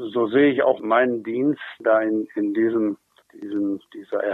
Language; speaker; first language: German; native; German